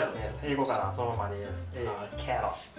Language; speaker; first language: Japanese; non-native, learner; Thai